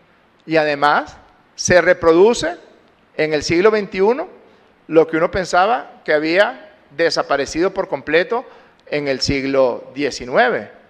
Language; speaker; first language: Spanish; native; Spanish